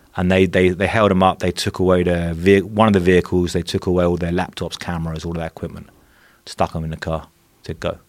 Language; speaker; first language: English; native; English